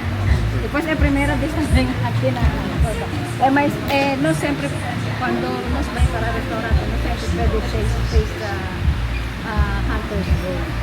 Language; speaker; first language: Portuguese; non-native, learner; Filipino